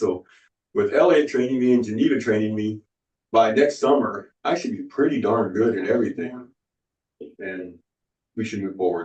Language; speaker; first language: English; native; English